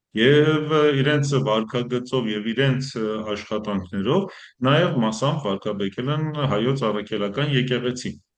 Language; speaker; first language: Armenian; early bilingual, heritage; Armenian